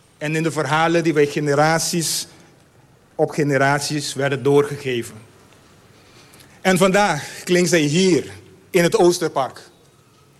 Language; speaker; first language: Dutch; non-native, fluent; Papiamento